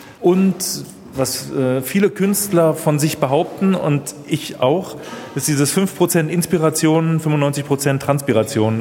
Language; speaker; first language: German; native; German